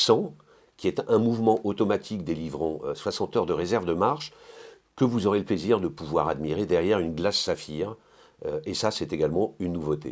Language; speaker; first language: French; native; French